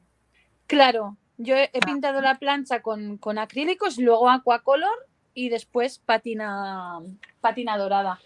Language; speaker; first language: Spanish; native; Spanish